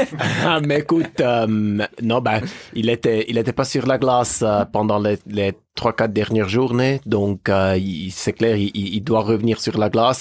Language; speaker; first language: French; native; French